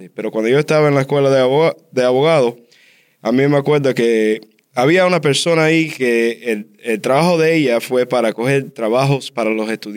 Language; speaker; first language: Spanish; early bilingual, heritage; Spanish